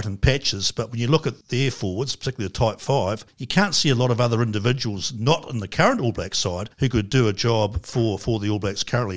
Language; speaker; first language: English; native; English